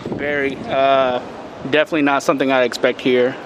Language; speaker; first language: English; native; English